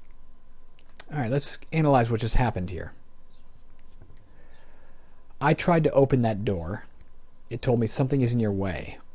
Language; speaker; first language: English; native; English